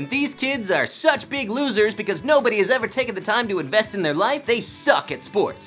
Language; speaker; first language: English; native; English